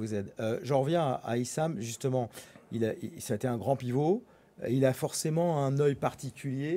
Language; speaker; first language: French; native; French